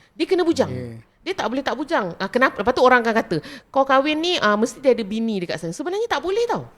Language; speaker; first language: Malay; native; Malay